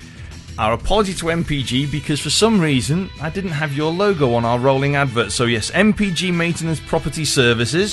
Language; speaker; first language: English; native; English